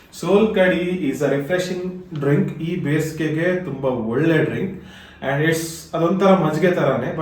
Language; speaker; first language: Kannada; non-native, local second language; Tulu